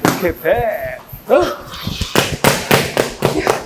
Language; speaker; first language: Korean; non-native, learner; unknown